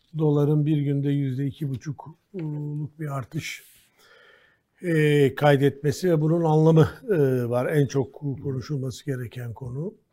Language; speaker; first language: Turkish; native; Turkish